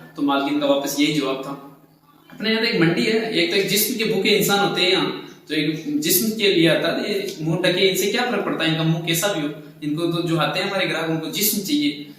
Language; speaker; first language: Hindi; native; Hindi